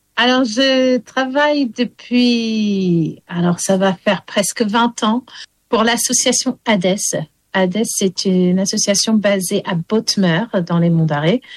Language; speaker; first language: French; early bilingual, heritage; English